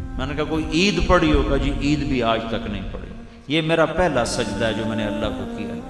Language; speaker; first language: Urdu; non-native, local second language; Punjabi